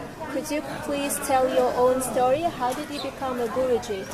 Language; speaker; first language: English; non-native, learner; Russian